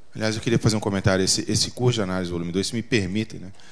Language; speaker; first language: Portuguese; native; Portuguese